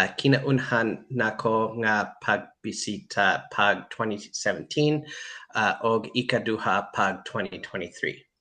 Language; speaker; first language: Cebuano; non-native, learner; English